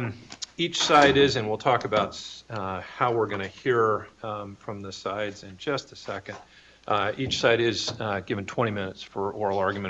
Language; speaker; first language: English; native; English